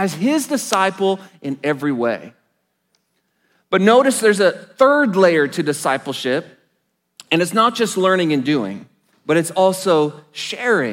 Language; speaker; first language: English; native; English